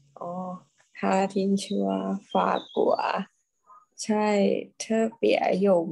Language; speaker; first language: Chinese; non-native, learner; Thai